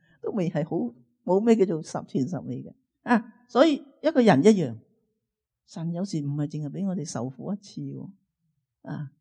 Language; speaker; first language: Cantonese; native; Cantonese